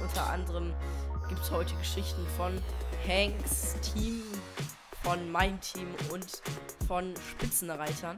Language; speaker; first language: German; native; German